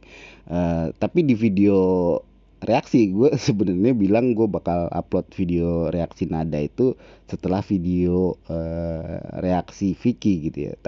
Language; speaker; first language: Indonesian; native; Indonesian